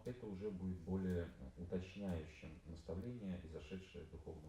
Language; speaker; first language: Russian; native; Russian